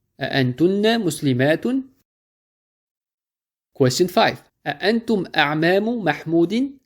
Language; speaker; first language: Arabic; non-native, fluent; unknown